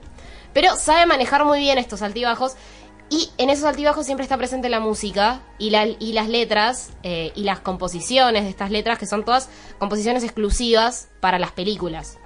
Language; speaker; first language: Spanish; native; Spanish